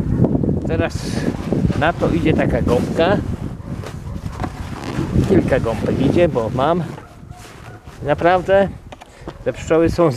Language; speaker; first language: Polish; native; Polish